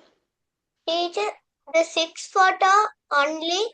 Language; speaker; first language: English; non-native, learner; Tamil